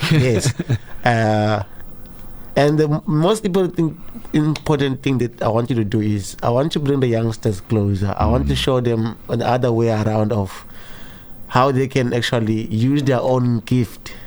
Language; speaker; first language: English; non-native, local second language; Zulu